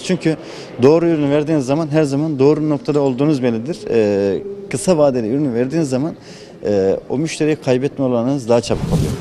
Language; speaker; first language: Turkish; native; Turkish